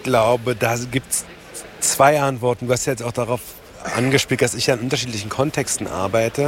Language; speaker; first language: German; native; German